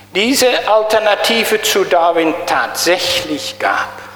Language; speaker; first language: German; native; German